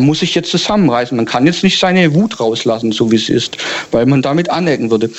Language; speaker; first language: German; native; German